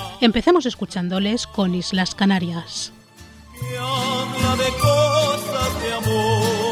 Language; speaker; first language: Spanish; native; Spanish